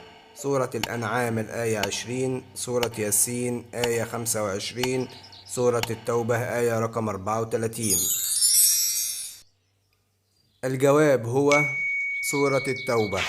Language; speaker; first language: Arabic; native; Arabic